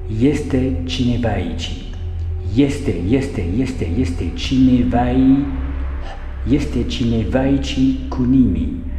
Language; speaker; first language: Romanian; non-native, learner; French